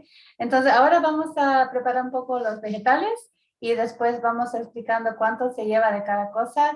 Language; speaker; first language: Spanish; early bilingual, heritage; Spanish